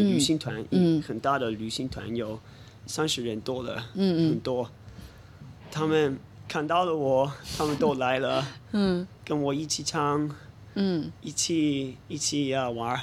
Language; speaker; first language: Chinese; non-native, fluent; English